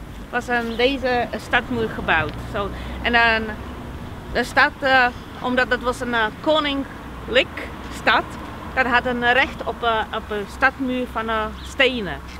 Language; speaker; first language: Dutch; non-native, fluent; Czech